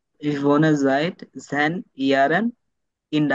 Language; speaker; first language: German; non-native, learner; Bangla